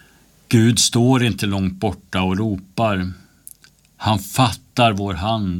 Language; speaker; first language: Swedish; native; Swedish